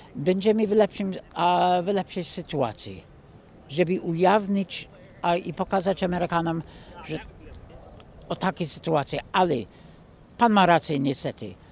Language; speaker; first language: Polish; non-native, fluent; English